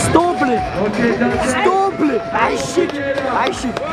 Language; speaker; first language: French; native; French